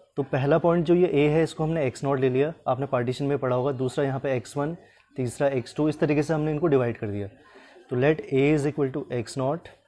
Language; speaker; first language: Hindi; native; Hindi